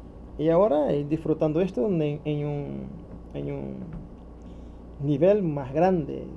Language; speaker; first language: Spanish; non-native, learner; Portuguese